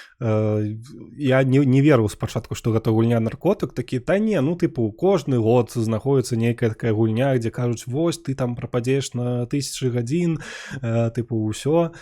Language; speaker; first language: Belarusian; non-native, local second language; Russian